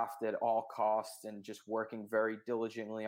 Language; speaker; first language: English; native; English